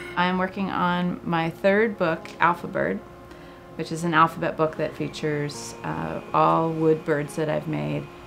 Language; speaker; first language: English; native; English